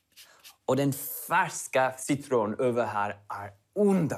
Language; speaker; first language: Swedish; non-native, learner; English